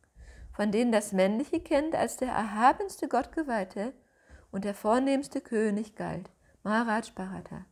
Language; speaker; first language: German; native; German